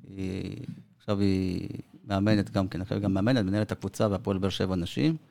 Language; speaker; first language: Hebrew; early bilingual, other home language; Spanish